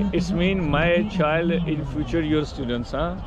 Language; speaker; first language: English; non-native, learner; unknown